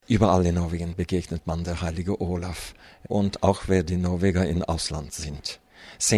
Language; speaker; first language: German; non-native, fluent; Norwegian